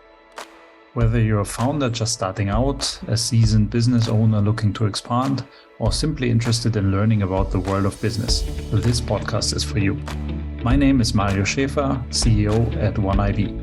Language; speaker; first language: English; non-native, fluent; German